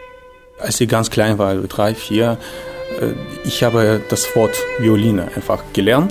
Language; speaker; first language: German; non-native, fluent; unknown